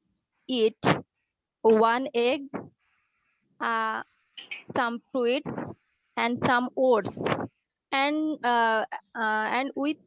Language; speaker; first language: English; non-native, learner; Bangla